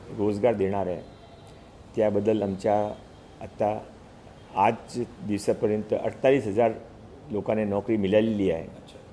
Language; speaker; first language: Marathi; non-native, local second language; Hindi